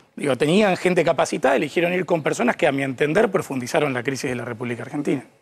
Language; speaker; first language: Spanish; native; Spanish